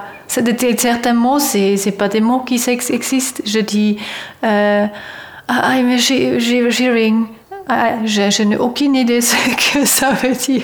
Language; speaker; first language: French; non-native, fluent; German